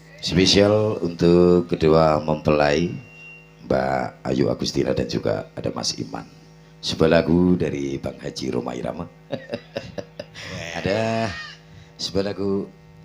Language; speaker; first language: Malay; non-native, local second language; Javanese